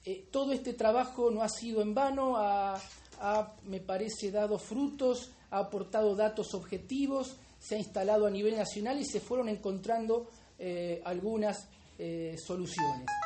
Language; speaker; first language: Spanish; native; Spanish